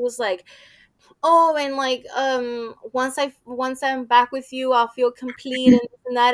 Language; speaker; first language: English; native; English